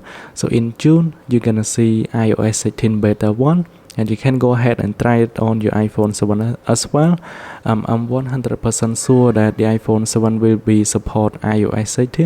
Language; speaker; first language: English; non-native, learner; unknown